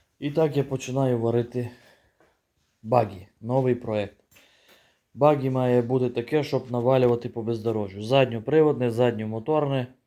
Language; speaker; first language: Ukrainian; native; Ukrainian